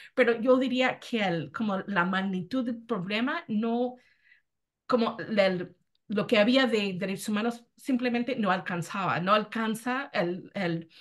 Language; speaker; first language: Spanish; non-native, fluent; English